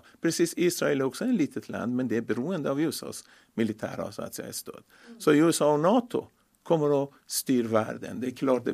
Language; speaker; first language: Swedish; non-native, fluent; Persian